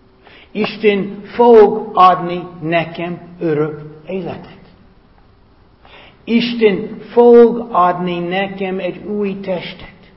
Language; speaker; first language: Hungarian; non-native, fluent; English